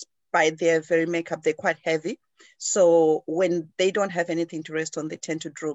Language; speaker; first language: English; non-native, local second language; Shona